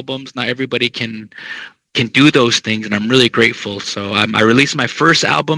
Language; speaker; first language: English; native; English